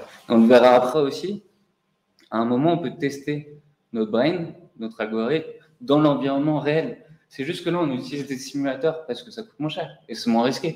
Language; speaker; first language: French; native; French